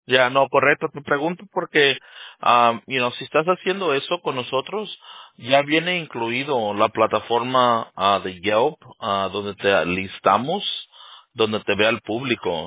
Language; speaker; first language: Spanish; early bilingual, heritage; Spanish